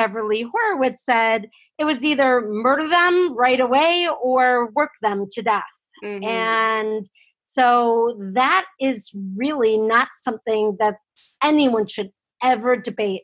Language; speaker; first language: English; native; English